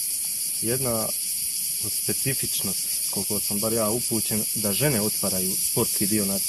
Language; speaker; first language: Bosnian; native; Bosnian